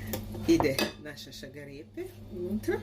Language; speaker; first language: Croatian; early bilingual, heritage; Serbian